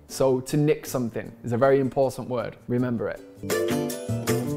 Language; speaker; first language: English; native; English